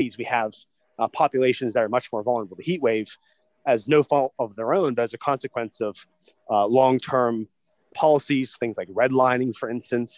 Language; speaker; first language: English; native; English